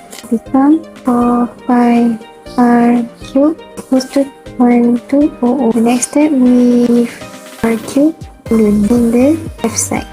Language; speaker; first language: English; non-native, local second language; Malay